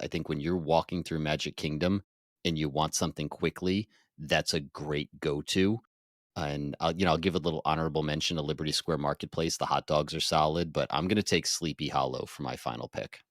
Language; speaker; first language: English; native; English